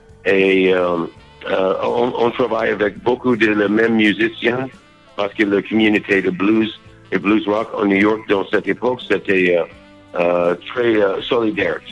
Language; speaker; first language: French; non-native, learner; English